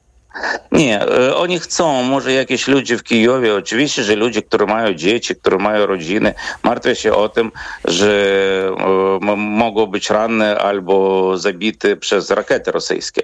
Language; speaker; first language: Polish; non-native, fluent; Ukrainian